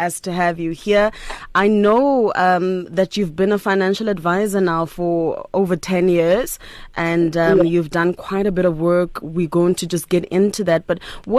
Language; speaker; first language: English; non-native, local second language; Tswana